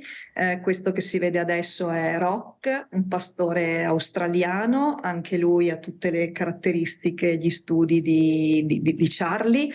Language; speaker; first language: Italian; native; Italian